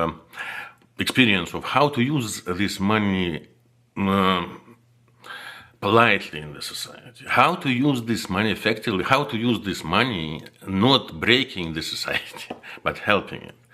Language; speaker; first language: English; non-native, fluent; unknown